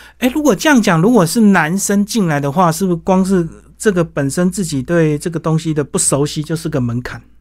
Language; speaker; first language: Chinese; native; Chinese